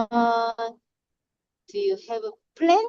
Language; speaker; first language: English; non-native, learner; Korean